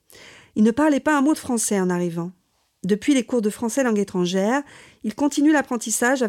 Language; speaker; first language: French; native; French